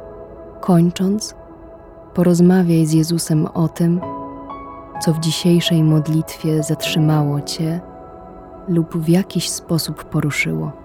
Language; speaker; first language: Polish; native; Polish